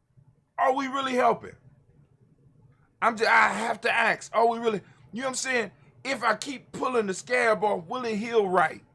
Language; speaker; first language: English; native; English